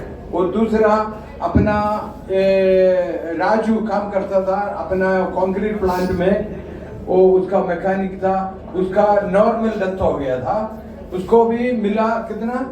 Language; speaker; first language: Hindi; non-native, local second language; Malayalam